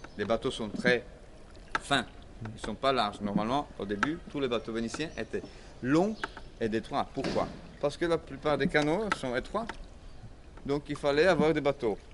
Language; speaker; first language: French; non-native, fluent; Polish